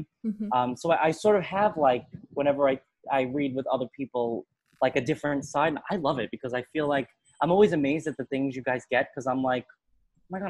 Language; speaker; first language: English; native; English